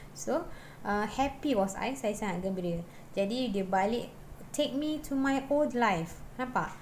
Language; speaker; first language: English; non-native, local second language; Malay